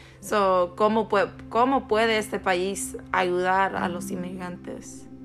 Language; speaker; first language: Spanish; early bilingual, heritage; Spanish